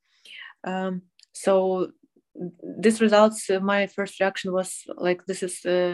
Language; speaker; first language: English; non-native, fluent; Ukrainian